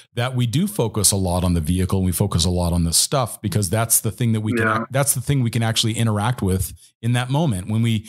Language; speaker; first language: English; native; English